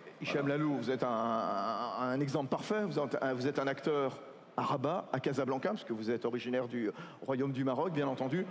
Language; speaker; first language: French; native; French